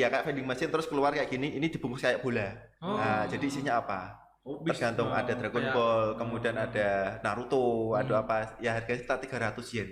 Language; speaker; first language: Indonesian; native; Indonesian